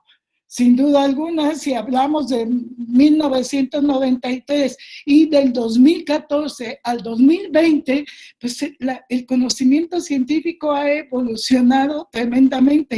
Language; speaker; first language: Spanish; native; Spanish